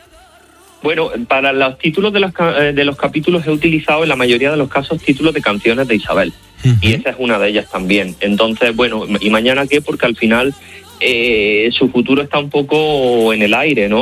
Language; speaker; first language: Spanish; native; Spanish